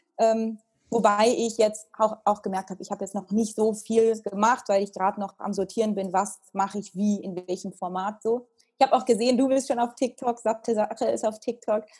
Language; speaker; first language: German; early bilingual, heritage; Italian